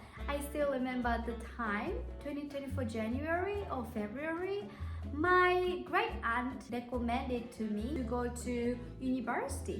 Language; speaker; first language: English; non-native, fluent; Japanese